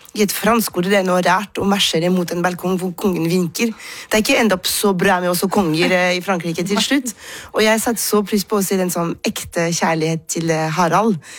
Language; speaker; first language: Norwegian; non-native, fluent; French